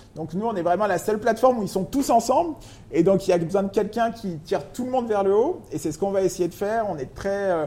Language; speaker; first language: French; native; French